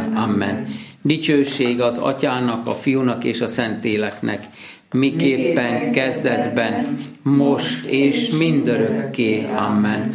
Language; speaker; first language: Hungarian; native; Hungarian